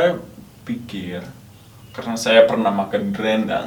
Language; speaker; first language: Indonesian; non-native, learner; English